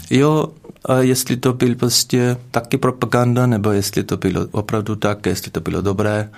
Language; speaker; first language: Czech; non-native, fluent; German